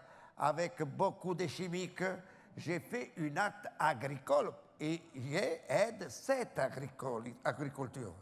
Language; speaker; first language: French; non-native, learner; Italian